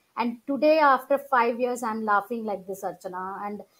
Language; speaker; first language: English; non-native, local second language; Gujarati